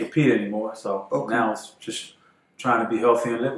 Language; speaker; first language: English; native; English